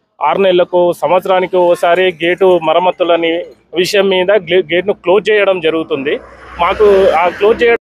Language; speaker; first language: Telugu; non-native, local second language; Lambadi